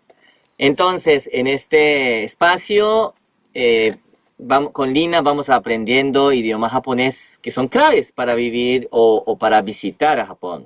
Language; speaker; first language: Spanish; non-native, fluent; Japanese